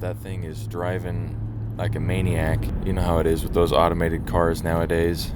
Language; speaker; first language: English; native; English